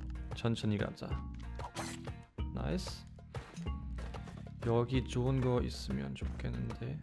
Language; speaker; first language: Korean; non-native, learner; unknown